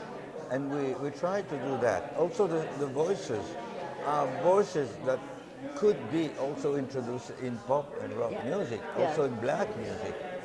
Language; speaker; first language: English; non-native, fluent; Italian